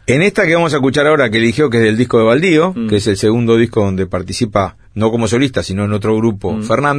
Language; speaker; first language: Spanish; native; Spanish